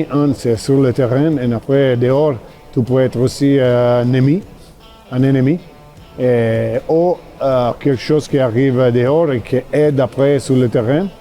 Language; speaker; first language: French; non-native, fluent; Italian